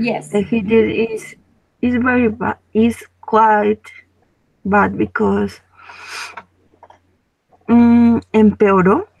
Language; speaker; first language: English; non-native, learner; Spanish